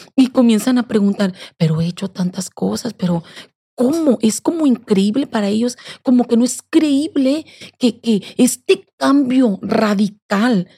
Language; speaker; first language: Spanish; native; Spanish